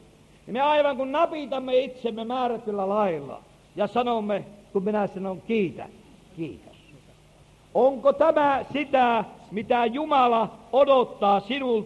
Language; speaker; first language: Finnish; native; Finnish